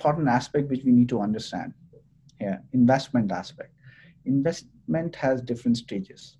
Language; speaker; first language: English; non-native, local second language; Hindi